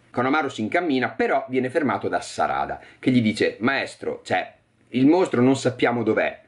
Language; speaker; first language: Italian; native; Italian